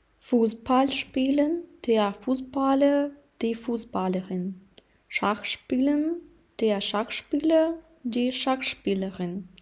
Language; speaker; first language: German; non-native, fluent; Ukrainian